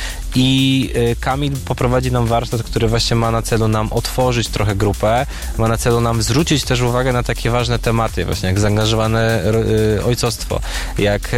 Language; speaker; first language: Polish; native; Polish